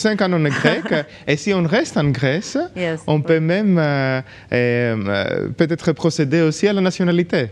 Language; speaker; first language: French; non-native, local second language; Greek